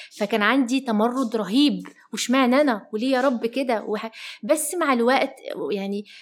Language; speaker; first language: Arabic; early bilingual, heritage; Arabic